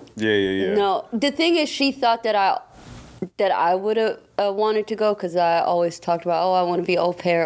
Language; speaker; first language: English; non-native, fluent; German